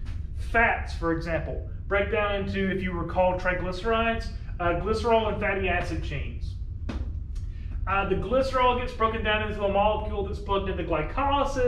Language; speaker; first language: English; native; English